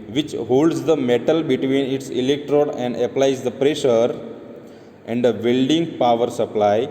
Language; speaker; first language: English; non-native, local second language; Gujarati